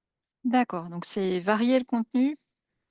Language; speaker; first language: French; native; French